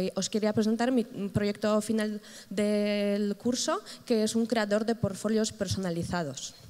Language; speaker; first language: Spanish; non-native, fluent; Polish